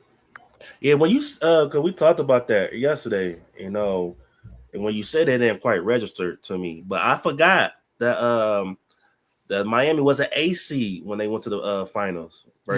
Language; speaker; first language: English; native; English